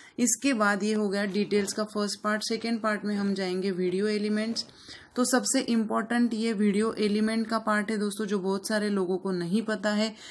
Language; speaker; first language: Hindi; non-native, local second language; Marathi